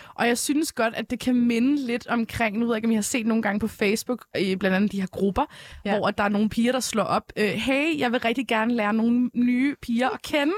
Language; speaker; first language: Danish; early bilingual, other home language; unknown